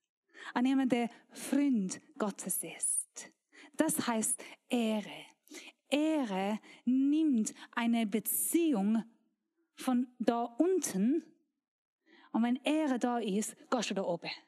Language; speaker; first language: German; non-native, learner; Persian